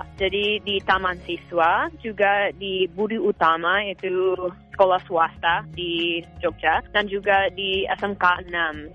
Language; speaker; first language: Indonesian; non-native, fluent; English